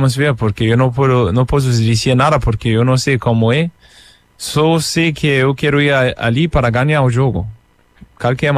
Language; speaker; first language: Portuguese; non-native, fluent; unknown